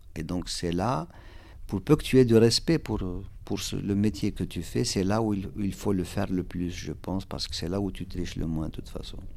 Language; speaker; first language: French; non-native, local second language; Kabyle